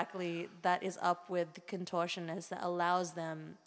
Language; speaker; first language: English; native; English